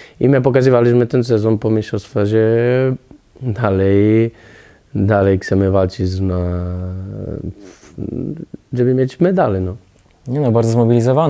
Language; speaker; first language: Polish; non-native, learner; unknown